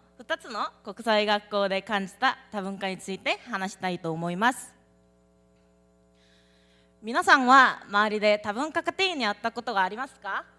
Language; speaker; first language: Japanese; non-native, learner; Korean